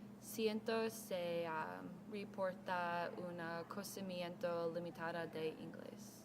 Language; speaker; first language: Spanish; non-native, learner; English